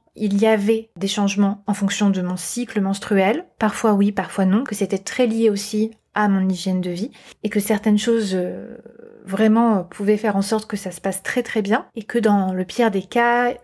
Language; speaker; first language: French; native; French